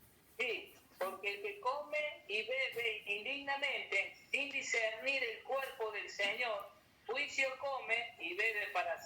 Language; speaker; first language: Spanish; native; Spanish